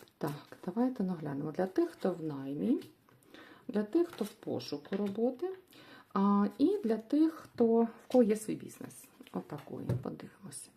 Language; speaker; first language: Ukrainian; non-native, local second language; Russian